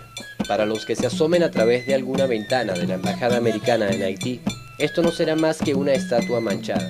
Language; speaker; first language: Spanish; native; Spanish